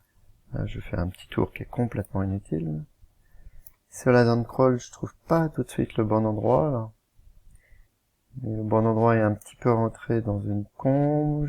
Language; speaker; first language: French; native; French